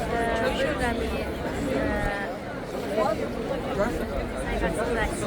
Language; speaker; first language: Russian; non-native, learner; Serbian